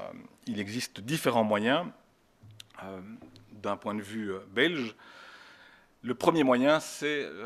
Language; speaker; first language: French; native; French